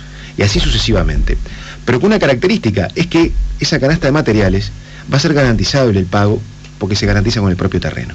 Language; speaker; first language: Spanish; native; Spanish